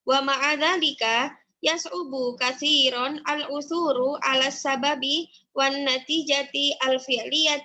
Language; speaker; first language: Arabic; non-native, learner; Indonesian